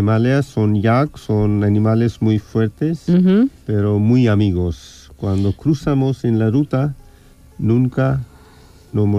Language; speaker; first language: Spanish; non-native, fluent; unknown